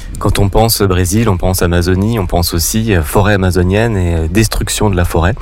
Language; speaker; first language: French; native; French